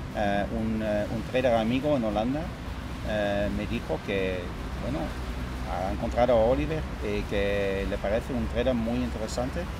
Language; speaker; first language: Spanish; non-native, fluent; Dutch